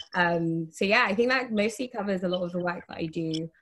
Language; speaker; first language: English; native; English